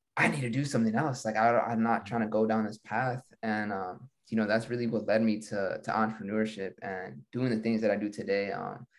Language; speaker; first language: English; early bilingual, other home language; Spanish